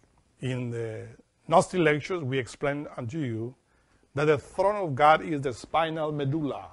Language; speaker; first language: English; non-native, fluent; Spanish